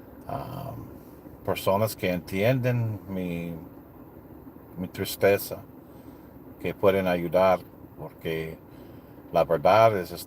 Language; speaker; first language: Spanish; non-native, learner; English